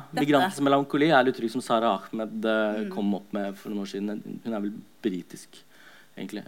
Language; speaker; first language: Norwegian; early bilingual, other home language; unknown